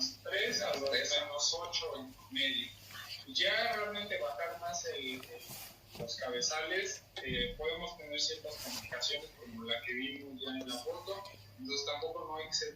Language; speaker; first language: Spanish; native; Spanish